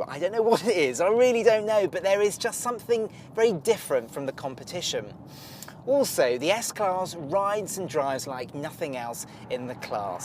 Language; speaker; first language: English; native; English